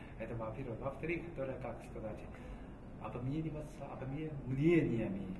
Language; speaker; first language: Russian; non-native, learner; Chinese